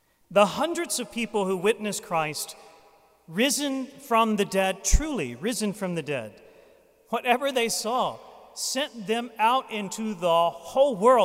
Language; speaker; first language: English; native; English